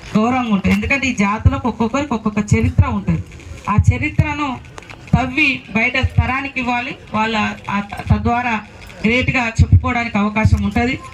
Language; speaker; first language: Telugu; non-native, local second language; Koya